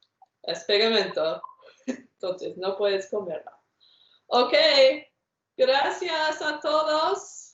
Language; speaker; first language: Spanish; non-native, fluent; English